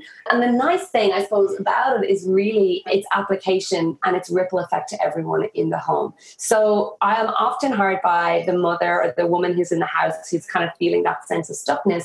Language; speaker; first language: English; native; English